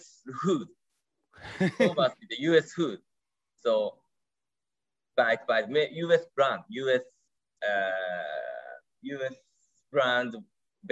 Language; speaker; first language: English; non-native, learner; Japanese